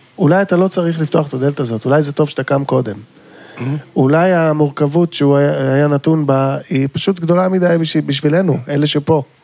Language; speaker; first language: Hebrew; native; Hebrew